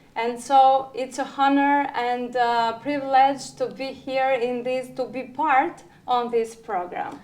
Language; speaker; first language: English; non-native, learner; Albanian